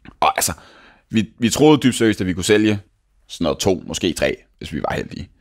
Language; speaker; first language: Danish; native; Danish